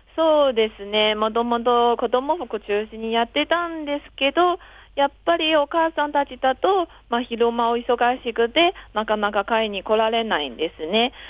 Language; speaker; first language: Japanese; non-native, fluent; Chinese